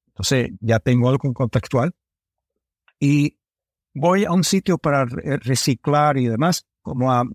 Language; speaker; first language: Spanish; early bilingual, heritage; Spanish